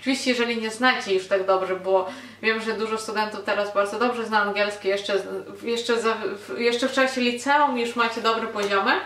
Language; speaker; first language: Polish; non-native, fluent; Ukrainian